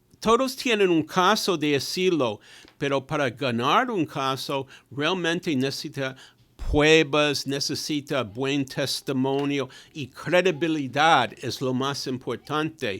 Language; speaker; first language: Spanish; non-native, fluent; English